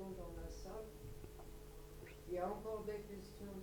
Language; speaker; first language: French; non-native, local second language; Luxembourgish